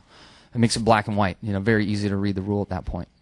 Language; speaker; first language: English; native; English